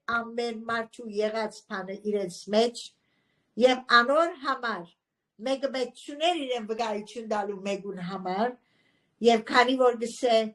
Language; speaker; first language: Armenian; early bilingual, heritage; Armenian